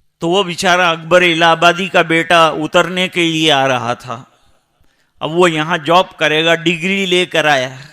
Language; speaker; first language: Urdu; non-native, local second language; Gujarati